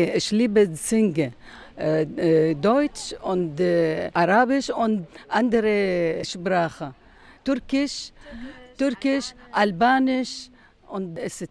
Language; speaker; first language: German; non-native, learner; Arabic